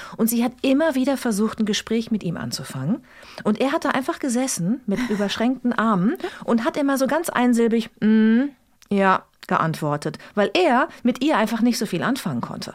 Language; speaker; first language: German; native; German